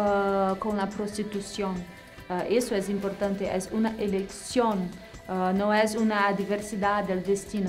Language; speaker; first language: Spanish; non-native, fluent; Portuguese